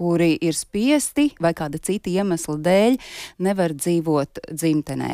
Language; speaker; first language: Latvian; native; Latvian